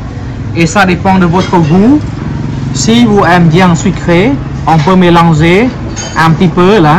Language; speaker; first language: French; non-native, fluent; Khmer